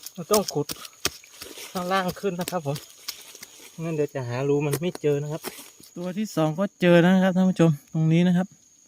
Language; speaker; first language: Thai; native; Thai